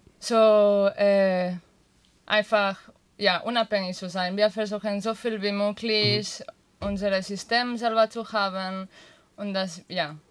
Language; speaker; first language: German; non-native, learner; Catalan